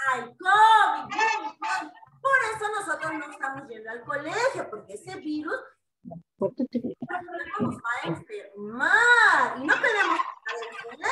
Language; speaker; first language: Spanish; native; Spanish